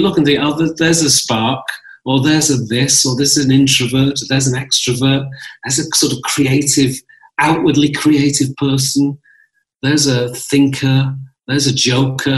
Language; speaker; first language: English; native; English